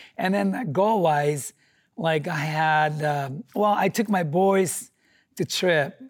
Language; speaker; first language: English; non-native, fluent; Japanese